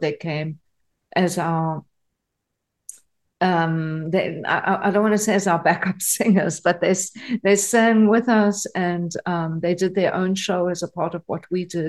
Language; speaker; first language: English; native; English